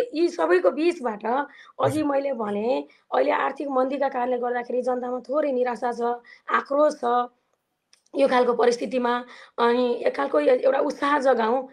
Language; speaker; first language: Nepali; native; Nepali